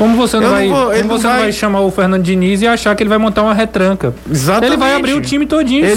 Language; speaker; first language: Portuguese; native; Portuguese